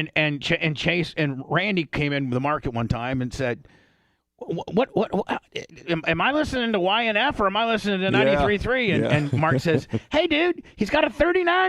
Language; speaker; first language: English; native; English